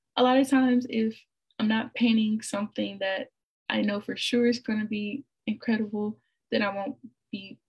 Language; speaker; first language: English; native; English